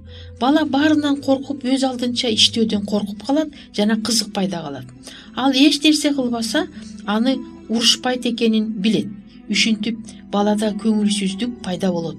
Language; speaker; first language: Kyrgyz; native; Kyrgyz